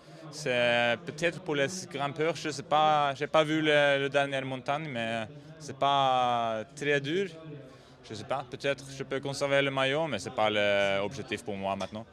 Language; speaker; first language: French; non-native, learner; Norwegian